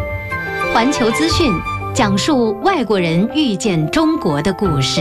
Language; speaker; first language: Chinese; native; Chinese